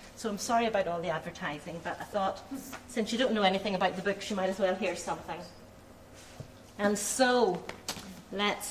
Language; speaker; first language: English; native; English